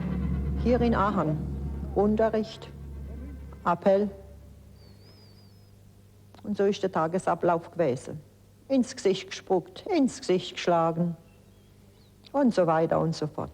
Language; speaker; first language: German; early bilingual, other home language; Polish